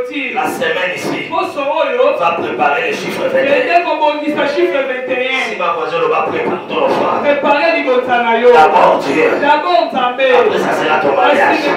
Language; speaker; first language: French; non-native, local second language; Lingala